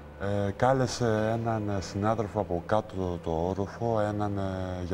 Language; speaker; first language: Greek; early bilingual, heritage; Greek